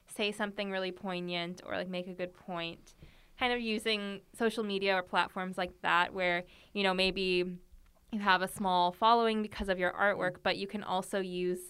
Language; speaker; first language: English; native; English